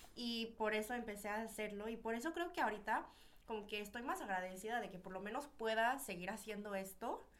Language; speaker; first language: Spanish; early bilingual, other home language; Korean